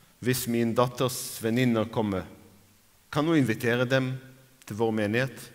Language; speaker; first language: Norwegian; non-native, fluent; Arabic